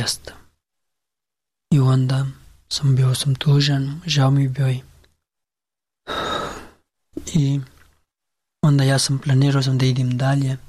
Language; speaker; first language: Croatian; non-native, learner; Pashto